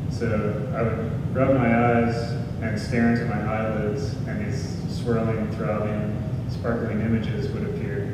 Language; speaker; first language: English; native; English